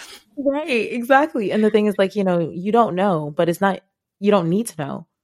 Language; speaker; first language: English; non-native, local second language; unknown